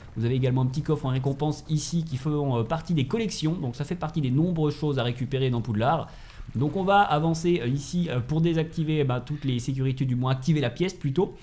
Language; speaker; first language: French; native; French